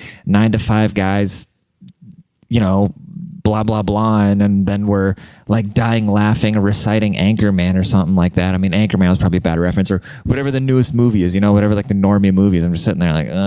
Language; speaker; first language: English; native; English